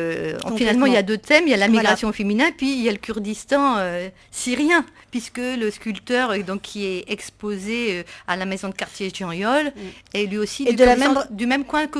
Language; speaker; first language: French; native; French